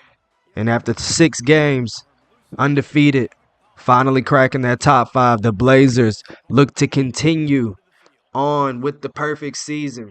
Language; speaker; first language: English; native; English